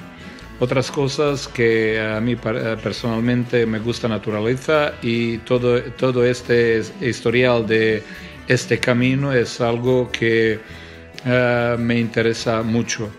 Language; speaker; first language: Spanish; non-native, learner; Croatian